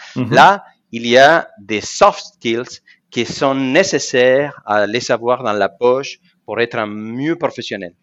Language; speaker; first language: French; non-native, fluent; Spanish